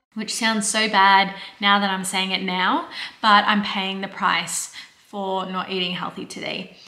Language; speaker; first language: English; native; English